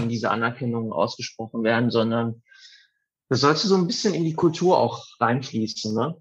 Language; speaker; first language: German; early bilingual, other home language; Italian